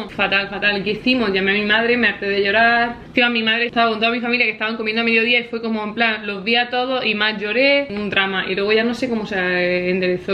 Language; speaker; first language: Spanish; native; Spanish